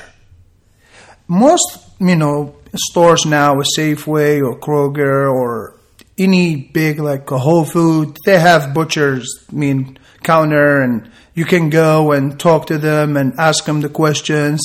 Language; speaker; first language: English; non-native, fluent; Arabic